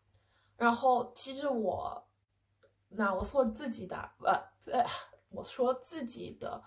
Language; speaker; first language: Chinese; non-native, fluent; English